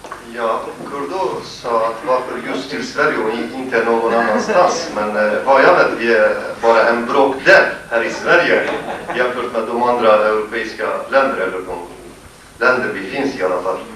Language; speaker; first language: Swedish; non-native, fluent; Kurdish